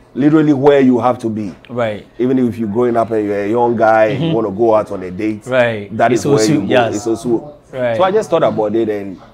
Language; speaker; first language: English; non-native, local second language; Ga